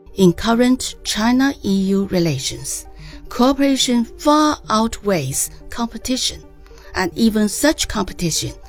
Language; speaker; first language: English; non-native, fluent; Chinese